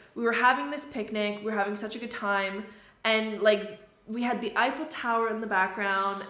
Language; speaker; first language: English; native; English